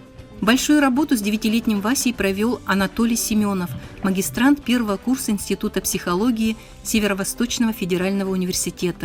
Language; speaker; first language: Russian; native; Russian